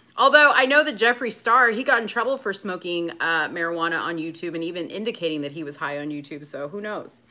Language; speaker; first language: English; native; English